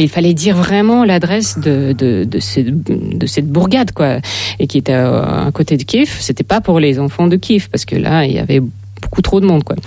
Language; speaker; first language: French; non-native, fluent; Russian